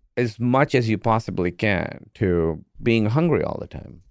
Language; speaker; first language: English; non-native, local second language; Urdu